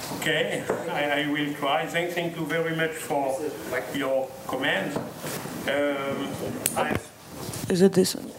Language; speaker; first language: English; non-native, fluent; French